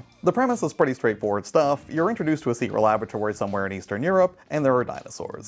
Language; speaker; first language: English; native; English